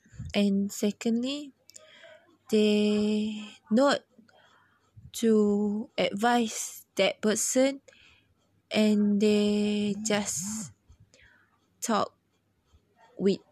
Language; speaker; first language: English; non-native, learner; Malay